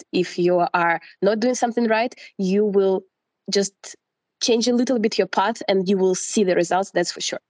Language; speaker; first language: English; non-native, fluent; Russian